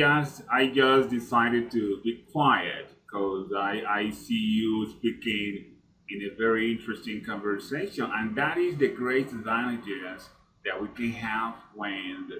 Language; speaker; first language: English; non-native, fluent; Spanish